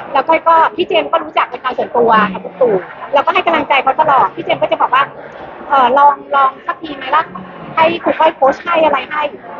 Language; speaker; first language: Thai; native; Thai